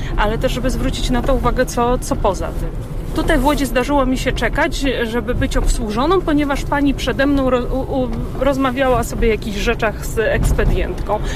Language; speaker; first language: Polish; native; Polish